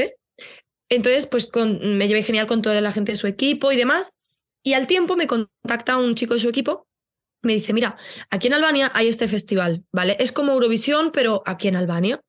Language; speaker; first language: Spanish; native; Spanish